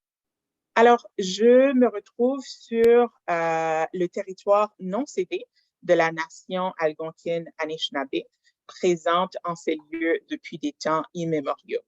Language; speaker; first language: French; native; French